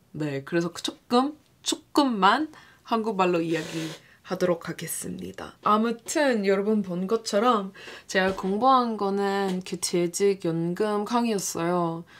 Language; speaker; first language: Korean; non-native, fluent; English